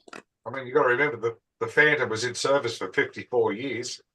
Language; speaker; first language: English; native; English